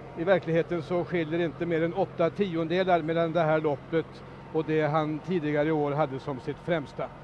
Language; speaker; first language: Swedish; native; Swedish